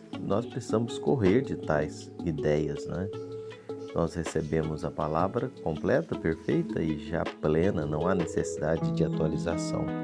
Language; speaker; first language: Portuguese; native; Portuguese